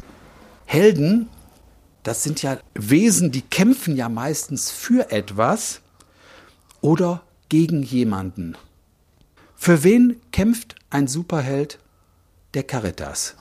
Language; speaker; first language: German; native; German